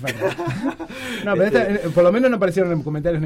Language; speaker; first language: Spanish; native; Spanish